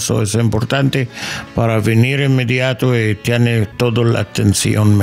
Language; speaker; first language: Spanish; non-native, learner; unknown